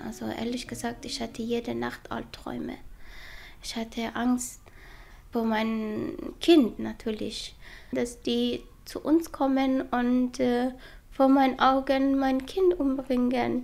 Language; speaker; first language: German; non-native, learner; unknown